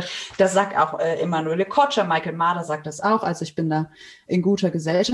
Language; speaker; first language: German; native; German